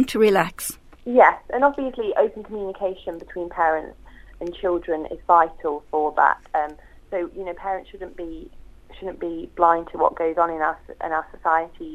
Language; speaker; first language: English; native; English